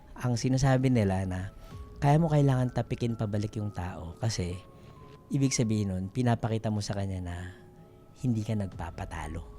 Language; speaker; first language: Filipino; non-native, local second language; Aklanon